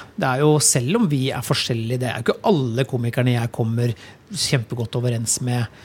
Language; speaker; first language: Norwegian; native; Norwegian